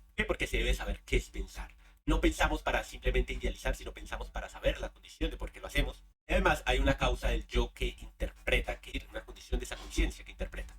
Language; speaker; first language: Spanish; native; Spanish